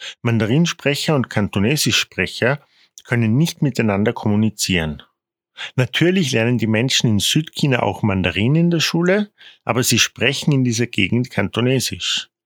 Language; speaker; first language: German; non-native, fluent; Korean